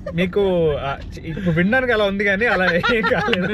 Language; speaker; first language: Telugu; native; Telugu